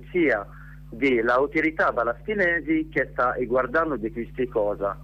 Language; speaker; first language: Italian; non-native, learner; Arabic